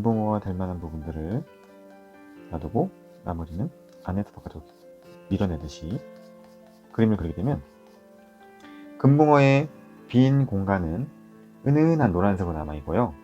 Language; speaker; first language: Korean; native; Korean